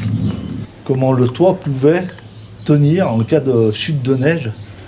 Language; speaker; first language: French; native; French